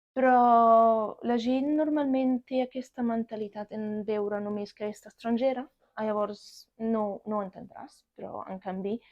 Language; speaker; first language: Catalan; non-native, fluent; Arabic